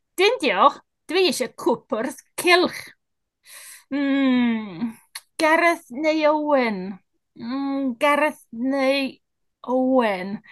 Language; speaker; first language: Welsh; non-native, learner; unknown